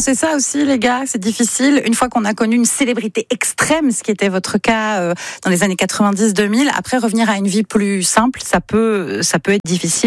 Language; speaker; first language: French; native; French